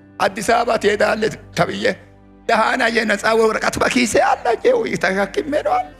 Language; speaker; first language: Amharic; non-native, local second language; Hadiyya